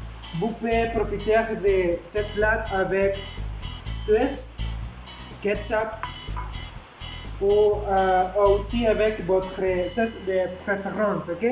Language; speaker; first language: French; non-native, learner; Spanish